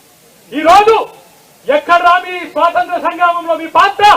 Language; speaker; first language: Telugu; native; Telugu